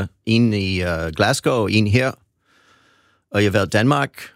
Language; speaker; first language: Danish; non-native, fluent; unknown